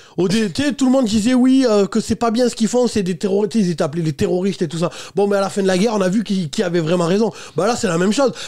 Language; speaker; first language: French; native; French